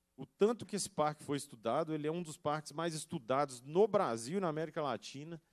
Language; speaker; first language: Portuguese; native; Portuguese